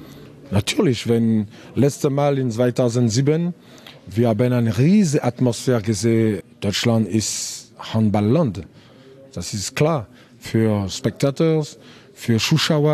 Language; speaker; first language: German; non-native, learner; French